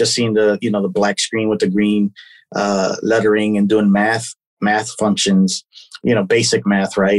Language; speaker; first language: English; native; English